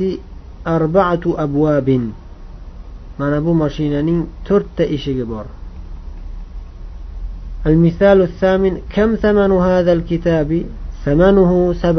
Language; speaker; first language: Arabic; non-native, fluent; Uzbek